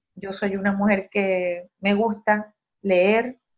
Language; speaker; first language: Spanish; native; Spanish